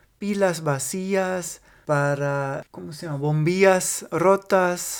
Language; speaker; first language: Spanish; non-native, fluent; German